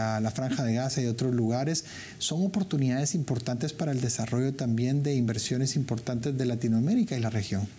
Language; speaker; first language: Spanish; native; Spanish